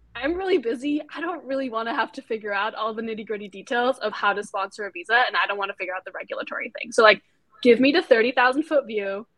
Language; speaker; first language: English; non-native, fluent; German